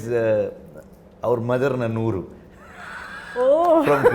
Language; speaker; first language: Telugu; non-native, learner; Kannada